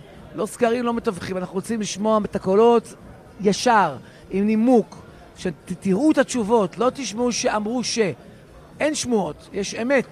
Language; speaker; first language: Hebrew; native; Hebrew